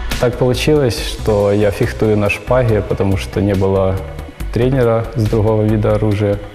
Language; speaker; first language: Russian; non-native, local second language; Ukrainian